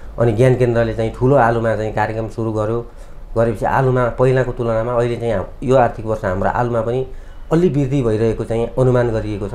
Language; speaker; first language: Nepali; native; Nepali